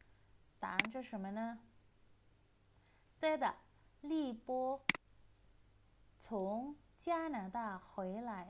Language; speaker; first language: Chinese; non-native, fluent; Indonesian